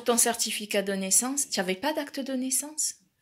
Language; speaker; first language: French; early bilingual, other home language; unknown